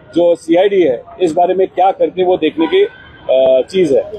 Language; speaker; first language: Hindi; non-native, local second language; Marathi